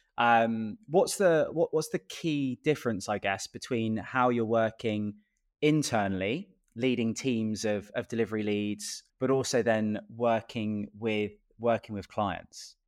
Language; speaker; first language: English; native; English